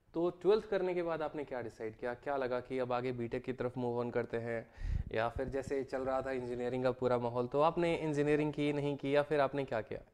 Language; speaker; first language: Hindi; native; Hindi